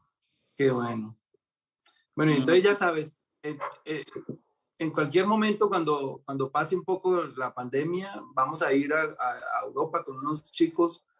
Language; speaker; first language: Spanish; native; Spanish